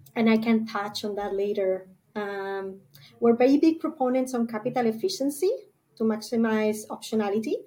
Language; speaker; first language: English; non-native, fluent; Spanish